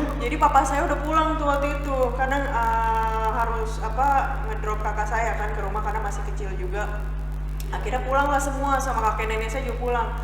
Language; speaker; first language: Indonesian; native; Indonesian